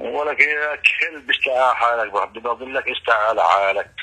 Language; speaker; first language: Arabic; native; Arabic